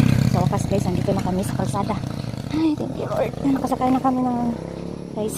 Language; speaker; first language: Filipino; non-native, local second language; Cebuano